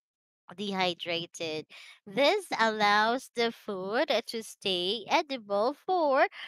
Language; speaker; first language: English; non-native, learner; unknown